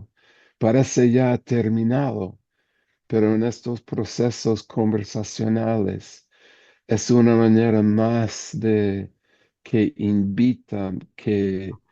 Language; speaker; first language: Spanish; non-native, fluent; English